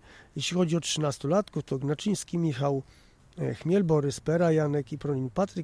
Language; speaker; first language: Polish; native; Polish